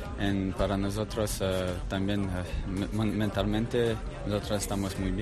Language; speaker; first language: Spanish; non-native, learner; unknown